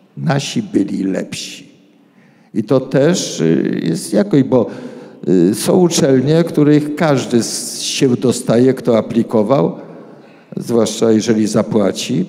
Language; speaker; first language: Polish; native; Polish